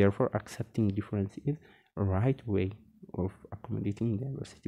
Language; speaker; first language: English; non-native, local second language; Amharic